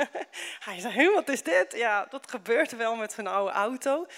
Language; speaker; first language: Dutch; non-native, fluent; Romanian